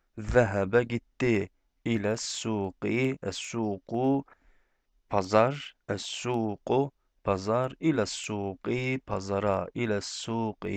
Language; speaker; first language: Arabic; non-native, fluent; Turkish